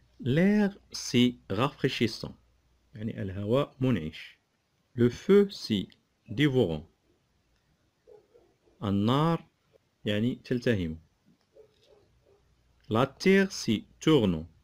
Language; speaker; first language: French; non-native, local second language; Arabic